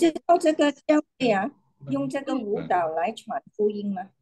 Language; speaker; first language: Chinese; non-native, learner; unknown